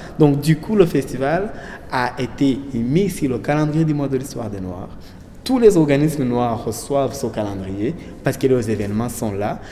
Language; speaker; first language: French; non-native, local second language; Kinyarwanda